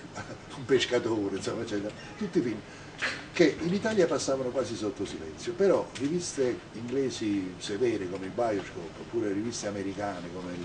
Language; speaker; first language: Italian; native; Italian